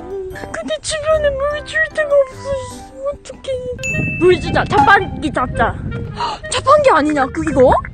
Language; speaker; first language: Korean; non-native, fluent; Japanese